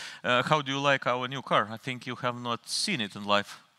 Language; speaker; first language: English; non-native, fluent; Lithuanian